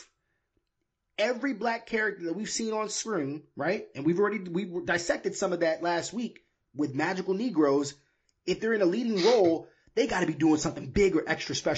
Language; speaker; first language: English; native; English